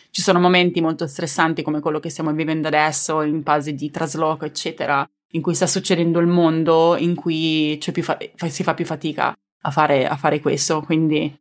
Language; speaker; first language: Italian; native; Italian